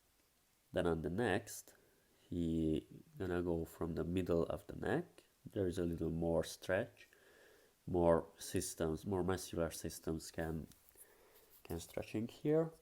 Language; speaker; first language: English; non-native, fluent; Hungarian